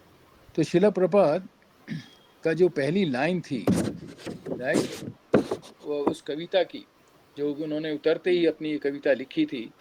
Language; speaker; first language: Hindi; native; Hindi